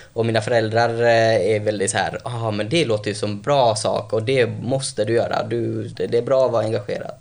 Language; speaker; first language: Swedish; early bilingual, other home language; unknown